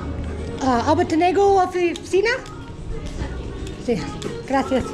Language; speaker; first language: Spanish; non-native, learner; English